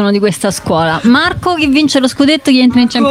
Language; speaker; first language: Italian; native; Italian